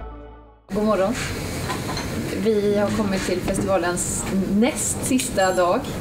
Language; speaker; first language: Swedish; native; Swedish